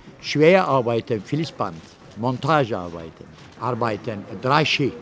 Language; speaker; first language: German; non-native, learner; Turkish